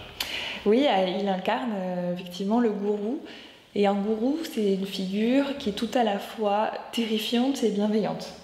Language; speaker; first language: French; native; French